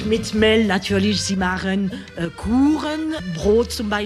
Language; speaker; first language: German; non-native, learner; French